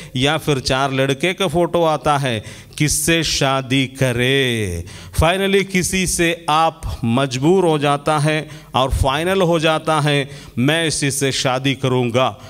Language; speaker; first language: Hindi; non-native, local second language; Malayalam